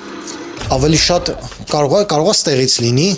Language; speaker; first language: Armenian; native; Armenian